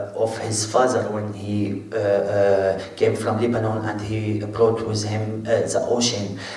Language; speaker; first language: English; non-native, fluent; Arabic